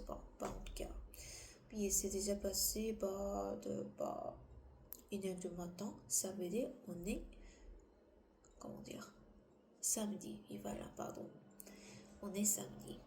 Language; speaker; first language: French; non-native, learner; Korean